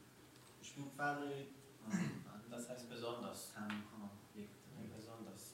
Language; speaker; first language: German; non-native, learner; Persian